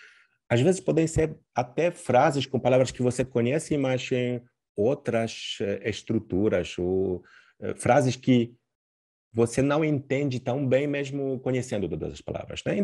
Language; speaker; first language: Portuguese; non-native, fluent; Polish